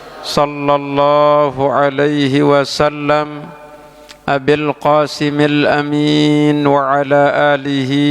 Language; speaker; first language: Arabic; non-native, fluent; Indonesian